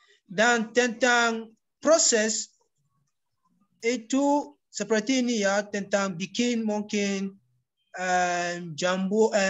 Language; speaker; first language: Indonesian; non-native, learner; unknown